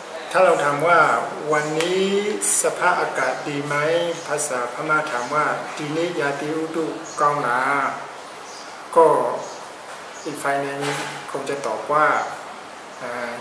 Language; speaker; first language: Thai; native; Thai